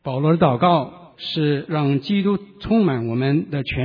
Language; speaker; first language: Chinese; native; Chinese